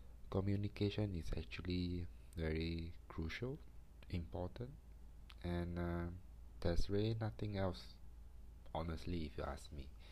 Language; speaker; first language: English; non-native, local second language; Chinese